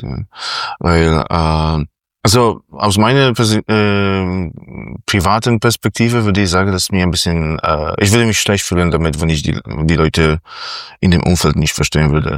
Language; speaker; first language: German; non-native, fluent; Polish